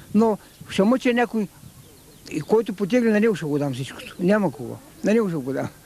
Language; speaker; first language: Bulgarian; native; Bulgarian